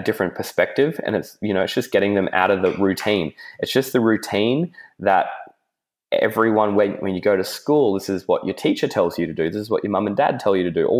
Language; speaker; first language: English; native; English